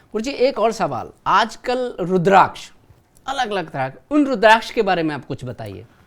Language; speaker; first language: Hindi; native; Hindi